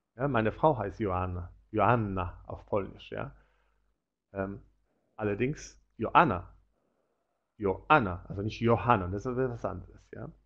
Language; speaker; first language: German; non-native, fluent; Polish